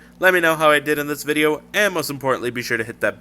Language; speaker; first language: English; native; English